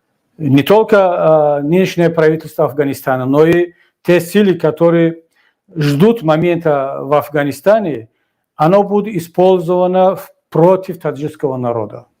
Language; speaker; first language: Russian; non-native, local second language; Tajik